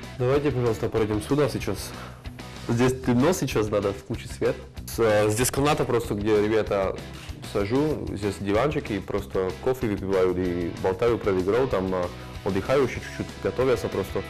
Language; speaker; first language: Russian; non-native, learner; Slovak